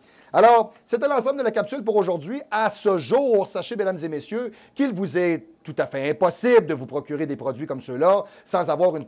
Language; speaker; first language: French; native; French